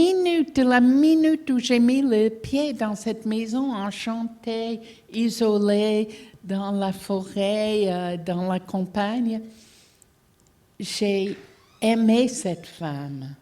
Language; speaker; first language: French; non-native, fluent; English